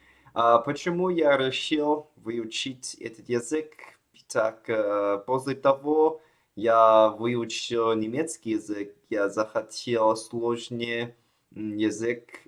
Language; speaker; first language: Russian; non-native, learner; Chinese